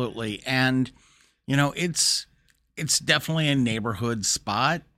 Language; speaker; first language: English; native; English